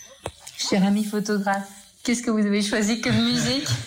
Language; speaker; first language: French; native; French